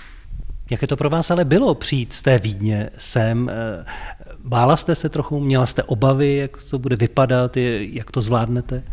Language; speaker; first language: Czech; native; Czech